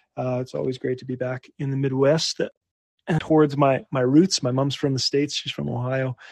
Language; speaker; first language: English; native; English